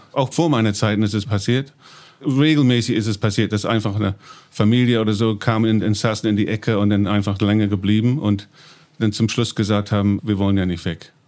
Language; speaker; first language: German; non-native, fluent; English